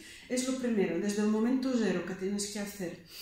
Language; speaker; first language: Spanish; non-native, fluent; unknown